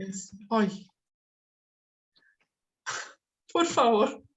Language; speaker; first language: Spanish; native; Spanish